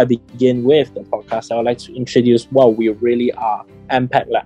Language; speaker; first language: English; non-native, local second language; Chinese